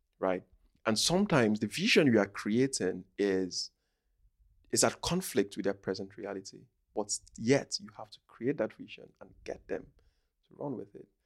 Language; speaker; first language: English; non-native, local second language; Igbo